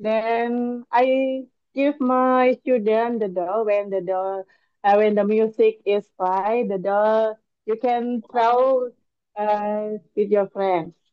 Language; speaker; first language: English; non-native, learner; Indonesian